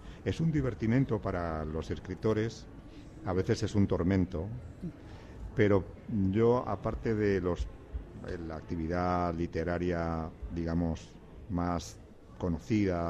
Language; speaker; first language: Spanish; native; Spanish